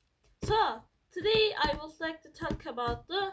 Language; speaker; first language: English; non-native, learner; Turkish